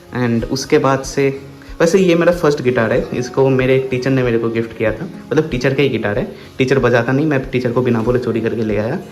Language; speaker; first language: Hindi; non-native, local second language; Bangla